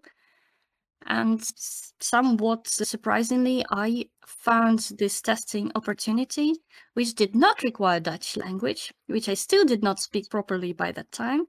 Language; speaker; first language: English; non-native, fluent; Ukrainian